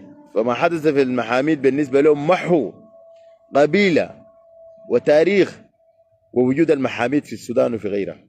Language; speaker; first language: Arabic; native; Arabic